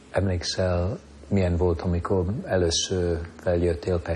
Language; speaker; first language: Hungarian; non-native, fluent; English